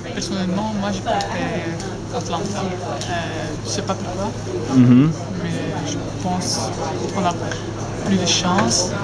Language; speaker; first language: French; non-native, local second language; Dutch